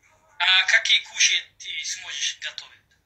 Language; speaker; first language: Russian; non-native, learner; Uzbek